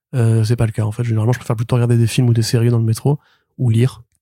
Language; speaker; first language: French; native; French